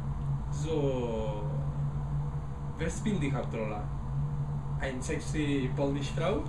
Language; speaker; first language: German; non-native, learner; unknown